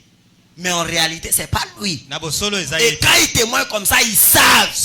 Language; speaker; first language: Haitian Creole; non-native, local second language; Lingala